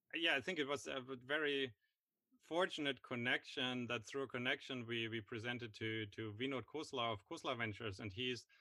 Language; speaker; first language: English; non-native, fluent; German